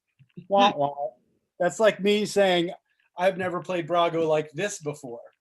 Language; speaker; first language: English; native; English